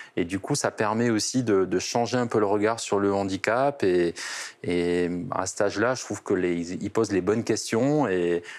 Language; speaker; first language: French; native; French